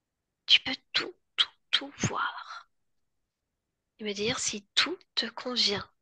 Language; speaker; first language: French; native; French